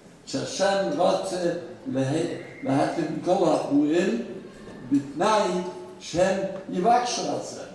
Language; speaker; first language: Hebrew; non-native, fluent; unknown